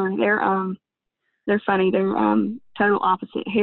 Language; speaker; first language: English; native; English